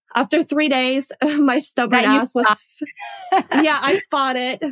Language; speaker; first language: English; early bilingual, other home language; Polish